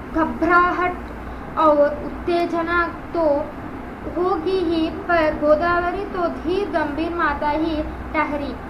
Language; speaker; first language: Hindi; non-native, local second language; Telugu